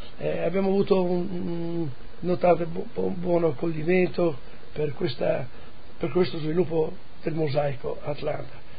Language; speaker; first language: Italian; non-native, local second language; Friulian